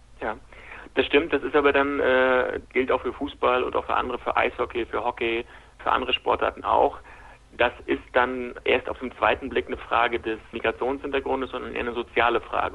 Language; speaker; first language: German; native; German